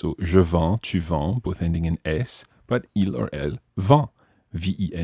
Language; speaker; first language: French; non-native, fluent; English